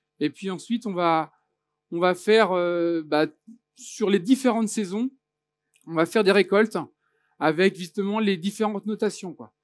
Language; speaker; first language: French; native; French